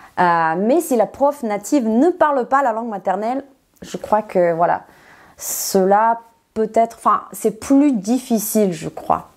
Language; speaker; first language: French; non-native, fluent; Serbian